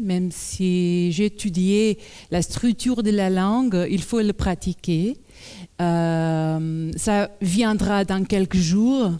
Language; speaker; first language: French; non-native, learner; Portuguese